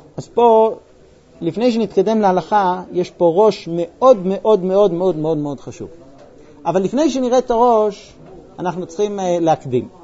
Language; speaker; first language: Hebrew; non-native, fluent; English